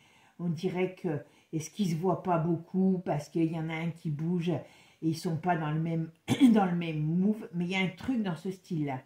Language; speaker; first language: French; native; French